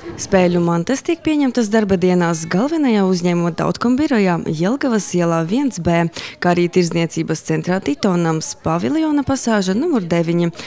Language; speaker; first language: Latvian; non-native, local second language; Russian